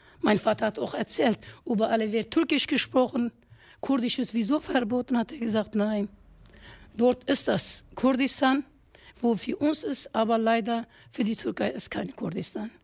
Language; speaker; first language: German; non-native, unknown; Kurdish